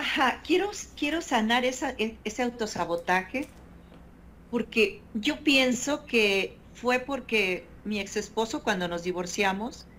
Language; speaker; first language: Spanish; native; Spanish